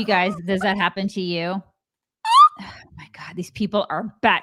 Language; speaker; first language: English; native; English